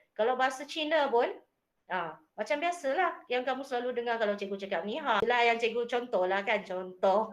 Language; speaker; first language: Malay; native; Malay